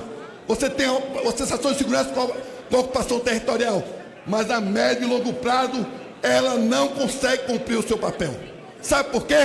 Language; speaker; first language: Portuguese; native; Portuguese